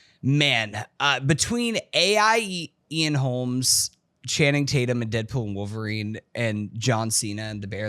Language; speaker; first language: English; native; English